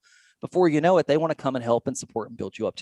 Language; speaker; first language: English; native; English